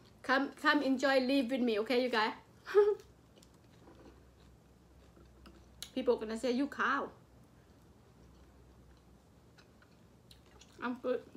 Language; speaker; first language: English; non-native, local second language; Lao